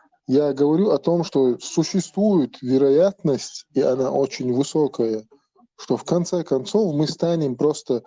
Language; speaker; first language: Russian; non-native, local second language; Chechen